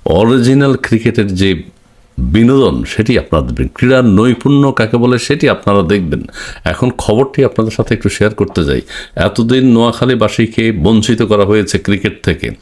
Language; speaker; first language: Bangla; native; Bangla